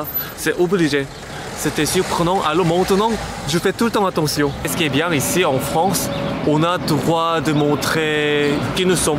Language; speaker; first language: French; non-native, learner; Korean